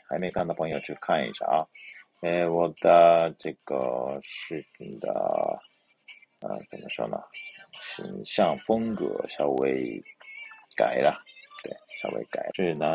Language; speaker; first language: Chinese; non-native, fluent; Japanese